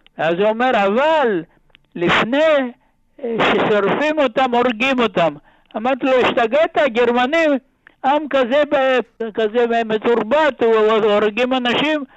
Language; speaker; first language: Hebrew; non-native, fluent; Ladino